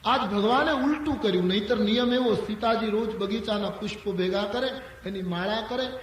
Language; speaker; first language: Hindi; non-native, local second language; Gujarati